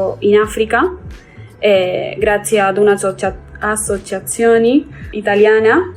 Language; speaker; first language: Italian; non-native, fluent; Spanish